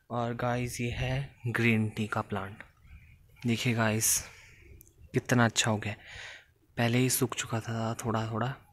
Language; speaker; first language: Hindi; native; Hindi